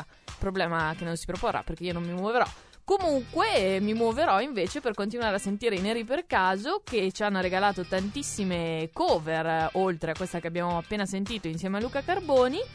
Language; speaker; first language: Italian; native; Italian